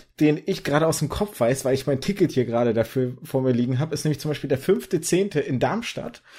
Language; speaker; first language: German; early bilingual, other home language; Russian